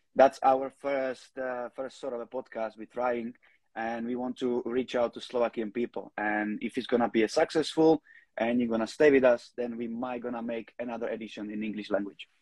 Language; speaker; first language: English; non-native, fluent; Slovak